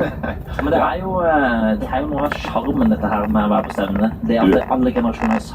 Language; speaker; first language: Norwegian; native; Norwegian